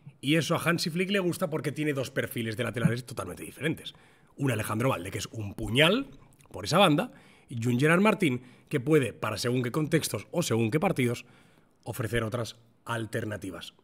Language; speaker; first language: Spanish; native; Spanish